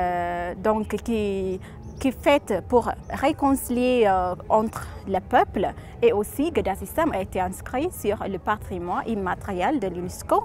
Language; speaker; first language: French; non-native, fluent; Amharic